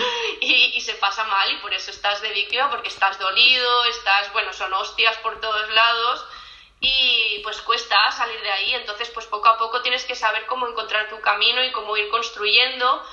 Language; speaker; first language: Spanish; native; Spanish